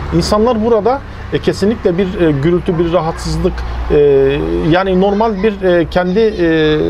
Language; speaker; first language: Turkish; native; Turkish